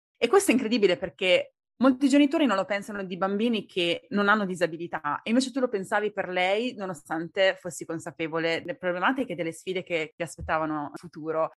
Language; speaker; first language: Italian; native; Italian